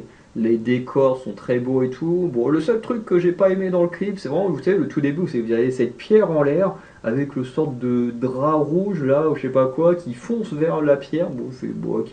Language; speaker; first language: French; native; French